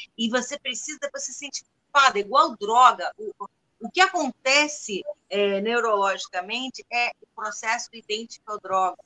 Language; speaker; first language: Portuguese; non-native, fluent; Spanish